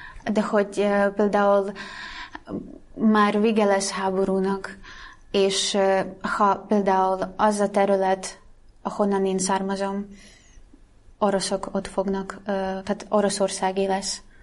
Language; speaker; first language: Hungarian; non-native, fluent; Russian